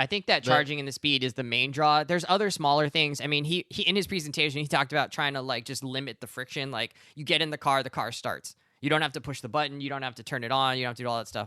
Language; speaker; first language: English; native; English